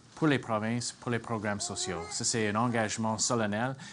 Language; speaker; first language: French; non-native, fluent; English